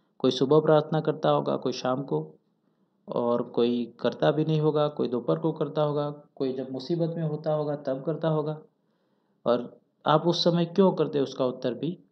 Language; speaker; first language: Hindi; non-native, local second language; Gujarati